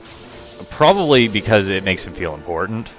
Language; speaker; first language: English; native; English